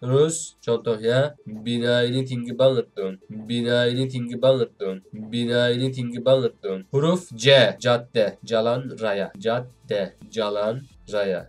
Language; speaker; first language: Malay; non-native, learner; Turkish